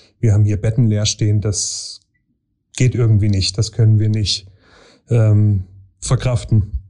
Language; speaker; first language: German; native; German